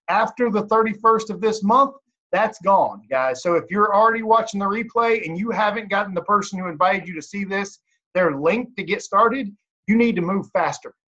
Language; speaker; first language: English; native; English